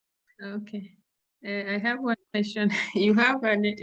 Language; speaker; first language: English; non-native, fluent; French